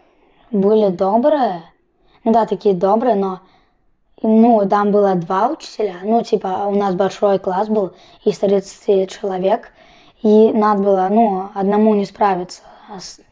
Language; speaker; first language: Russian; early bilingual, heritage; Russian